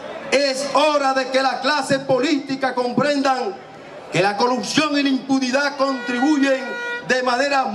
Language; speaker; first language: Spanish; native; Spanish